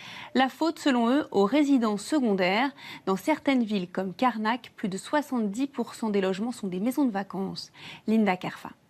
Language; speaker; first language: French; native; French